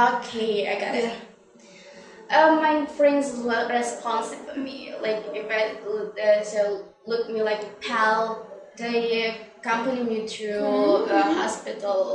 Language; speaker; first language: English; non-native, learner; Indonesian